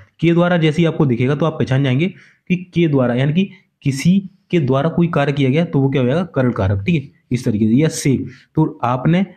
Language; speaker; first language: Hindi; native; Hindi